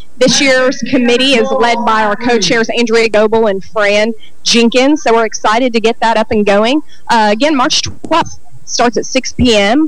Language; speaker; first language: English; native; English